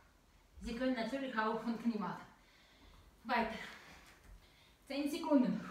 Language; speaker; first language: German; non-native, learner; Russian